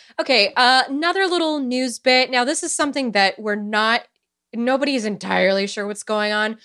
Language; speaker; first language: English; early bilingual, other home language; Romanian